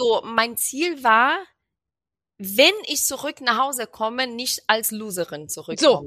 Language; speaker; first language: German; non-native, fluent; Portuguese